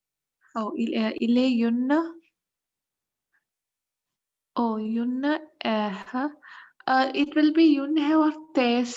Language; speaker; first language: French; non-native, learner; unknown